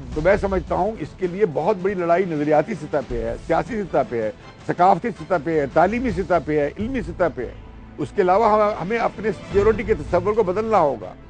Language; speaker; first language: Urdu; native; Urdu